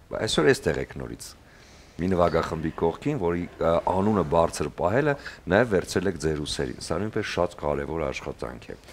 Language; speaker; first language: Armenian; native; Armenian